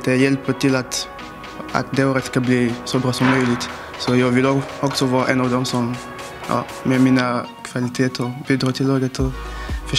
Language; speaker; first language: Swedish; non-native, fluent; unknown